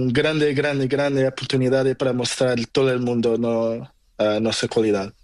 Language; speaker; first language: Spanish; non-native, learner; Portuguese